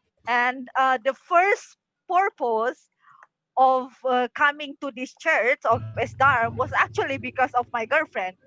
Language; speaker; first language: English; non-native, fluent; Indonesian